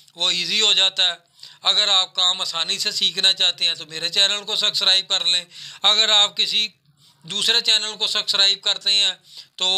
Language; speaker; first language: Urdu; non-native, local second language; Punjabi